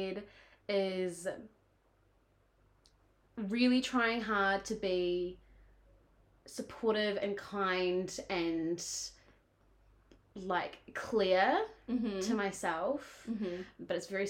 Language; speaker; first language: English; native; English